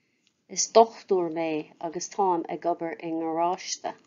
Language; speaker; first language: Irish; non-native, local second language; English